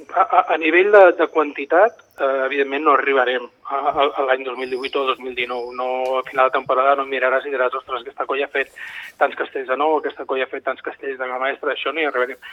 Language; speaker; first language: Catalan; native; Catalan